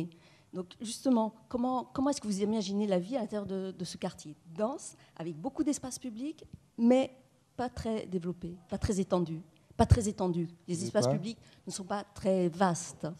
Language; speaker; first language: French; native; French